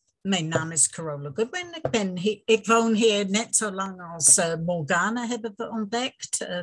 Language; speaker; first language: Dutch; non-native, fluent; English